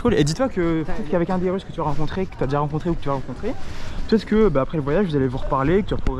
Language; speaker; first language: French; native; French